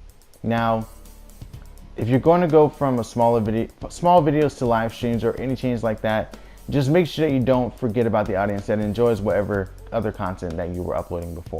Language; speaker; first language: English; native; English